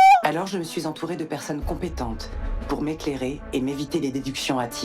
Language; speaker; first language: French; native; French